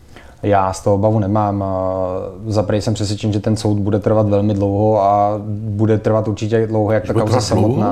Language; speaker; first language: Czech; native; Czech